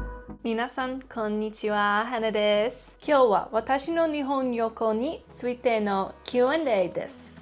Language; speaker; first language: Japanese; non-native, learner; English